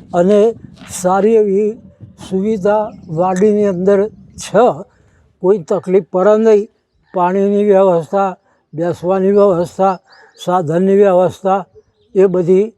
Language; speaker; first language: Gujarati; native; Gujarati